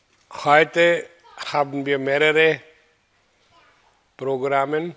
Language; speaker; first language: German; non-native, fluent; Hindi